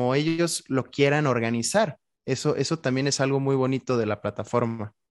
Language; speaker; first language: Spanish; native; Spanish